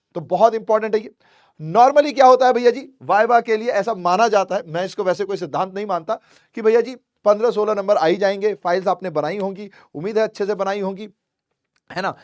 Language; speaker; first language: Hindi; native; Hindi